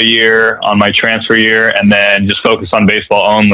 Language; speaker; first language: English; native; English